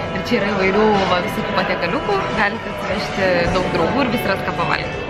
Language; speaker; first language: Lithuanian; native; Lithuanian